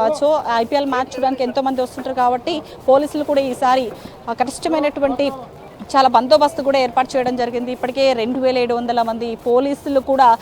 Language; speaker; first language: Telugu; native; Telugu